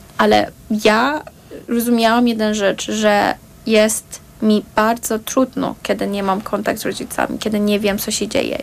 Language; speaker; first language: Polish; non-native, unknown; Persian